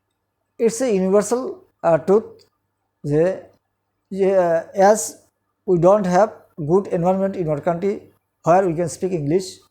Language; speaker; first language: English; non-native, local second language; Bangla